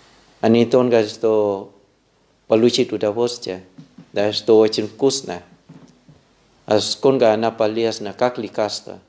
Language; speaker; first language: Russian; non-native, fluent; Thai